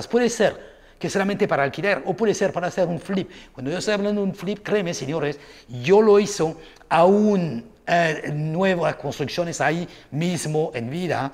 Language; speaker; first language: Spanish; non-native, learner; French